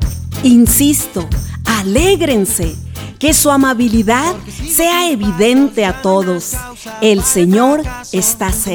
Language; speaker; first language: Spanish; native; Spanish